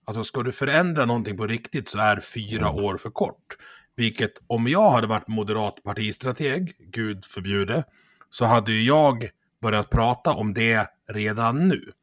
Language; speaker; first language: Swedish; native; Swedish